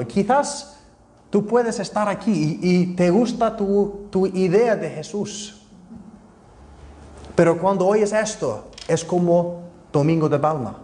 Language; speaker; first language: Spanish; non-native, fluent; Icelandic